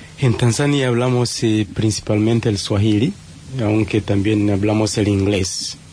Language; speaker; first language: Spanish; non-native, fluent; Swahili